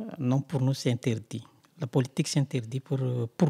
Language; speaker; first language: French; non-native, local second language; Malagasy